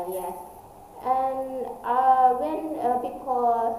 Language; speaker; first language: English; non-native, learner; Indonesian